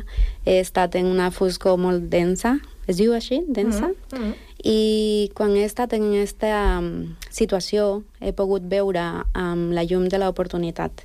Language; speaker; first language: Catalan; non-native, fluent; Spanish